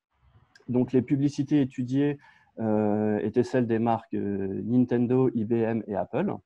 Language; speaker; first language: French; native; French